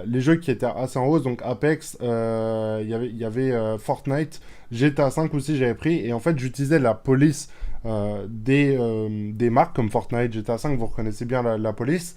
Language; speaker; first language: French; native; French